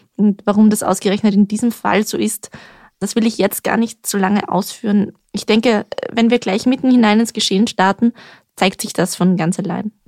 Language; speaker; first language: German; native; German